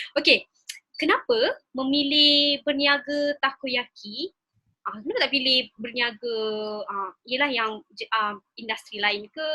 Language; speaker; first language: Malay; native; Malay